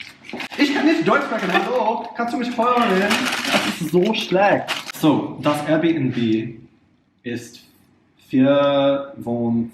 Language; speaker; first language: German; non-native, learner; English